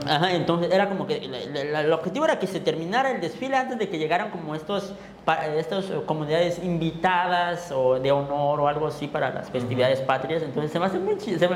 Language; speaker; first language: Spanish; non-native, local second language; Tzotzil